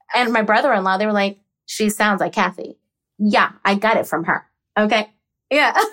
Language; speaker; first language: English; native; English